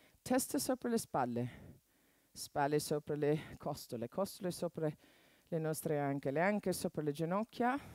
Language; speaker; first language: Italian; non-native, fluent; English